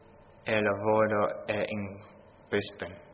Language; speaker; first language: Italian; non-native, learner; English